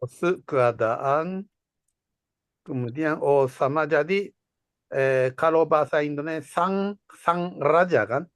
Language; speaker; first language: Indonesian; non-native, fluent; Japanese